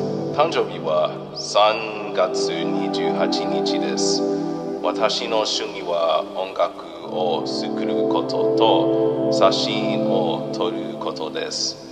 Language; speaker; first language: Japanese; non-native, learner; English